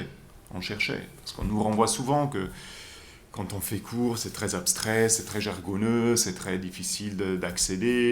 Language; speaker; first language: French; native; French